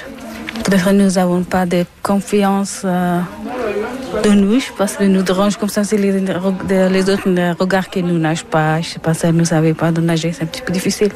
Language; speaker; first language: French; non-native, learner; Persian